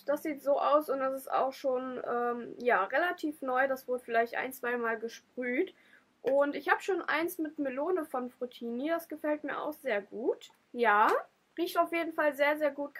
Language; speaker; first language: German; native; German